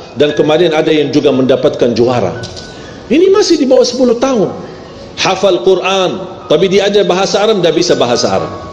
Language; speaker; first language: Malay; non-native, fluent; Arabic